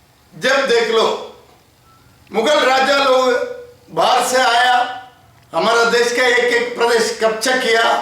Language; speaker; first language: Hindi; non-native, local second language; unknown